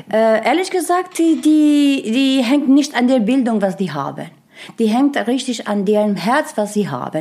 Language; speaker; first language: German; non-native, learner; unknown